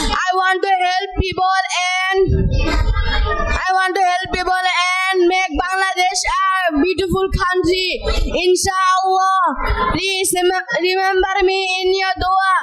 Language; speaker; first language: English; non-native, learner; Bangla